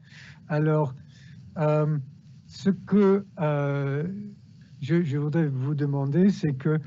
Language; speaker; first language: French; non-native, fluent; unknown